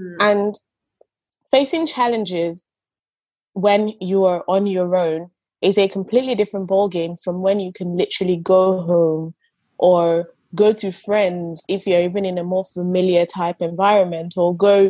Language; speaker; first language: English; non-native, local second language; Yoruba